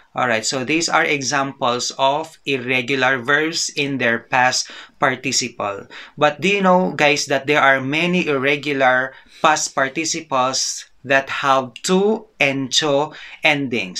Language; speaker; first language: English; non-native, local second language; Filipino